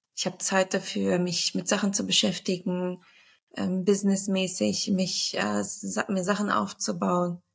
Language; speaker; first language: German; early bilingual, other home language; Turkish